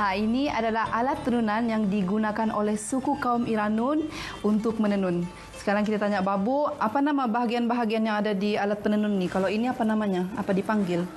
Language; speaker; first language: Malay; native; Malay